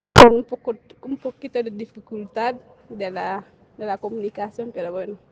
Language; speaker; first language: Spanish; non-native, learner; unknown